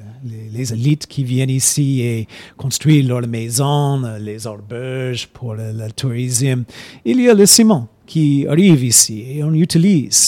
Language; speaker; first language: French; non-native, fluent; English